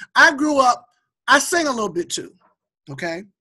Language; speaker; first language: English; native; English